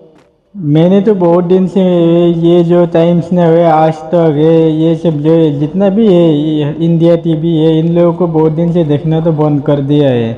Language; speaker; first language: Hindi; non-native, local second language; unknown